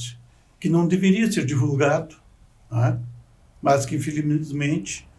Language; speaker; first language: Portuguese; native; Portuguese